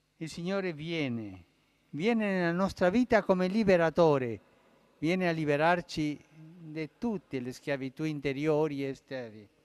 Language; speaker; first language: Italian; early bilingual, heritage; Spanish